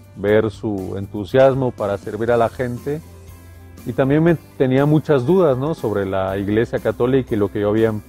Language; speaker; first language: Spanish; native; Spanish